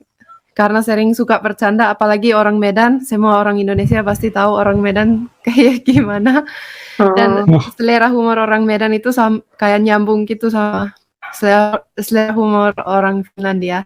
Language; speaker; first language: Indonesian; non-native, fluent; Finnish